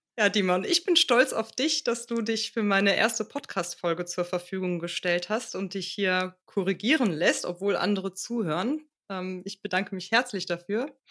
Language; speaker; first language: German; native; German